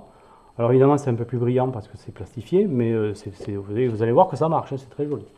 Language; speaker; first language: French; native; French